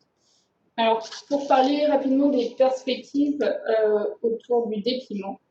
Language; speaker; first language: French; native; French